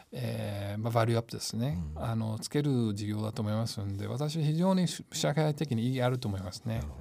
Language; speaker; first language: Japanese; non-native, fluent; English